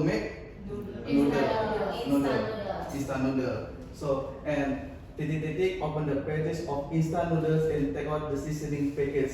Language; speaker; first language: English; non-native, learner; Indonesian